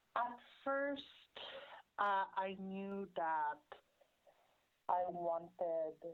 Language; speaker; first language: English; non-native, local second language; Filipino